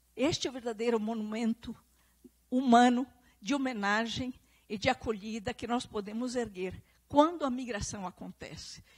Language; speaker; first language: Portuguese; native; Portuguese